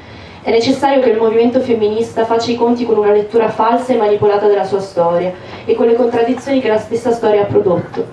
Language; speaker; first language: Italian; native; Italian